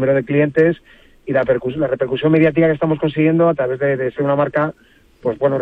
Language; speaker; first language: Spanish; native; Spanish